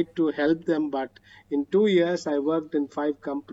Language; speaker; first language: English; non-native, local second language; Malayalam